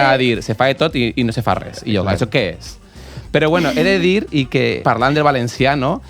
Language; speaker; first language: Catalan; native; Catalan